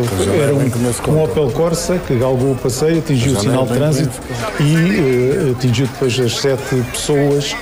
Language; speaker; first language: Portuguese; native; Portuguese